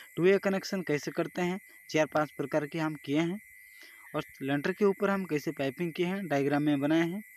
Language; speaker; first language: Hindi; non-native, local second language; Odia